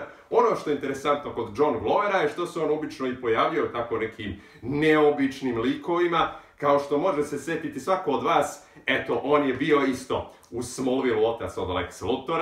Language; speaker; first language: Serbian; native; Serbian